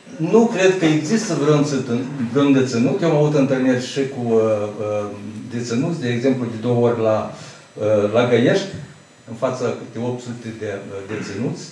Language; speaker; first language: Romanian; native; Romanian